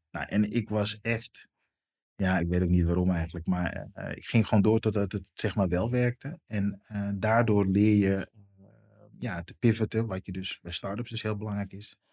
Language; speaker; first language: Dutch; native; Dutch